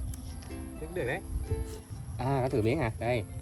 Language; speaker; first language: Vietnamese; native; Vietnamese